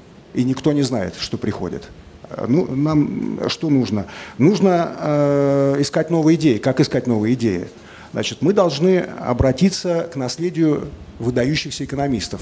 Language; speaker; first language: Russian; native; Russian